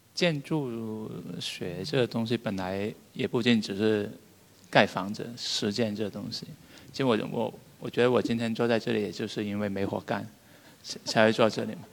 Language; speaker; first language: Chinese; native; Chinese